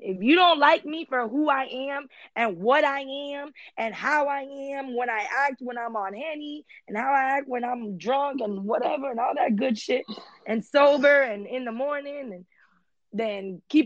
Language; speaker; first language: English; early bilingual, other home language; Spanish